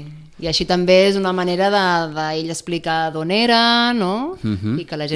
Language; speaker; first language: Catalan; native; Catalan